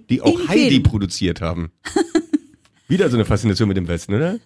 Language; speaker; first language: German; native; German